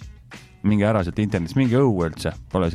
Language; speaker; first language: Estonian; native; Estonian